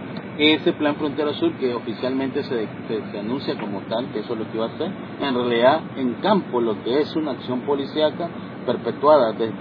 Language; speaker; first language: Spanish; native; Spanish